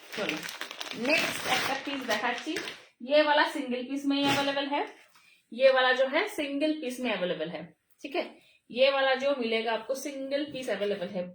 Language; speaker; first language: Hindi; non-native, local second language; Bangla